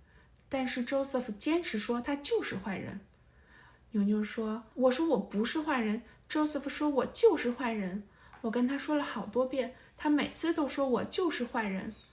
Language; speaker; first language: Chinese; native; Chinese